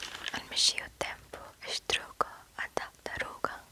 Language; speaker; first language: Portuguese; non-native, learner; English